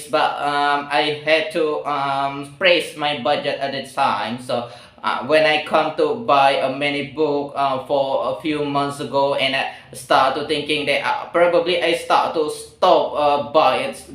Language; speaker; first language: English; non-native, learner; Indonesian